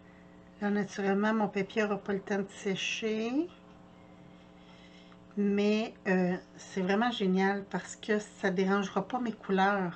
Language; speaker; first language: French; native; French